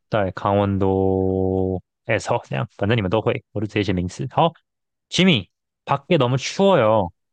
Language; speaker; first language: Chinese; native; Chinese